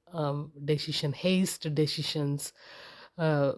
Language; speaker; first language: English; non-native, local second language; Tamil